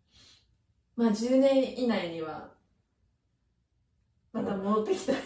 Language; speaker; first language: Japanese; native; Japanese